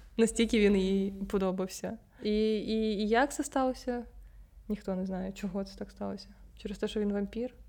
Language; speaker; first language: Ukrainian; non-native, local second language; Russian